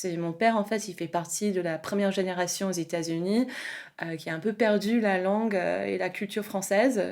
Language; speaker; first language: French; non-native, fluent; English